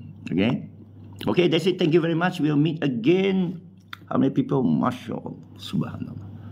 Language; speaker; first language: English; non-native, local second language; Min Nan Chinese